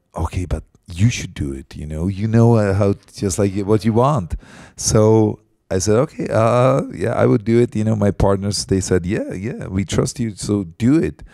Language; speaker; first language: English; non-native, fluent; Czech